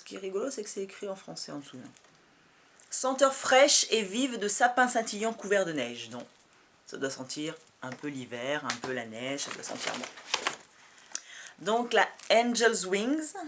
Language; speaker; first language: French; native; French